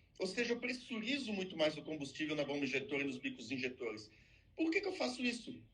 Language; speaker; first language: Portuguese; non-native, fluent; French